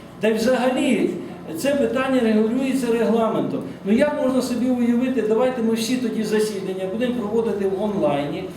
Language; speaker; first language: Ukrainian; native; Ukrainian